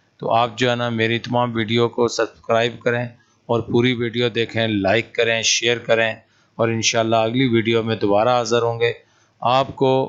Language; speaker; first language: Urdu; non-native, local second language; Punjabi